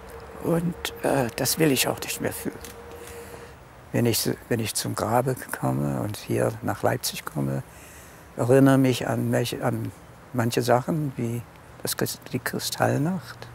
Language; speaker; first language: German; early bilingual, heritage; German